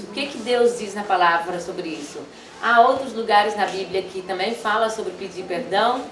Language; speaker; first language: Portuguese; non-native, fluent; Dutch